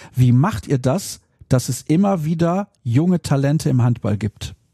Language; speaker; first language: German; native; German